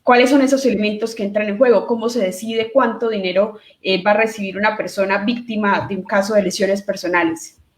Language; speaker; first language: Spanish; native; Spanish